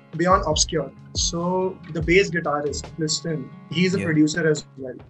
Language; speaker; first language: English; non-native, local second language; Hindi